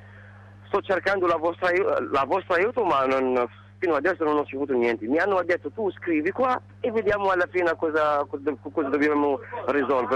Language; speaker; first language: Italian; non-native, learner; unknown